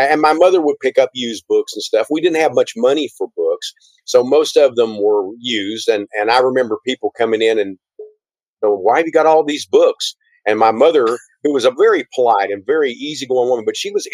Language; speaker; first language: English; native; English